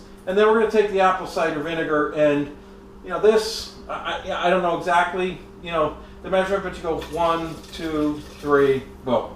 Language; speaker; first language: English; native; English